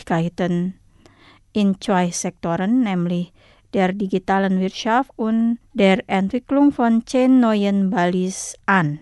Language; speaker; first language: German; non-native, fluent; Indonesian